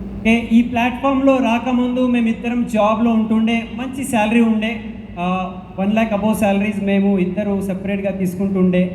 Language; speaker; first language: Telugu; non-native, local second language; Hindi